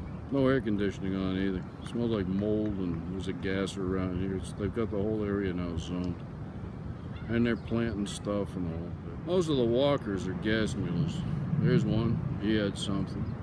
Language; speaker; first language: English; native; English